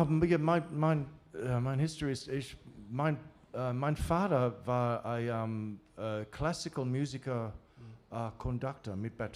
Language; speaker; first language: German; non-native, learner; English